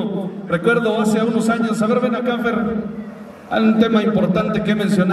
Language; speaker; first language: Spanish; native; Spanish